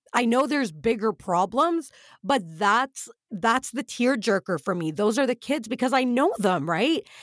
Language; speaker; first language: English; early bilingual, other home language; Arabic